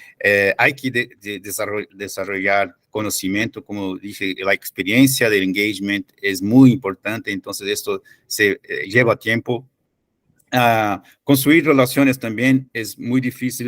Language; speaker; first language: Spanish; non-native, fluent; Portuguese